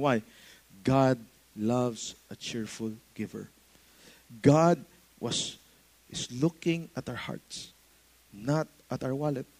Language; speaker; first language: English; non-native, local second language; Filipino